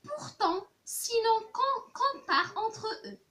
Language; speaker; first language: French; non-native, local second language; Arabic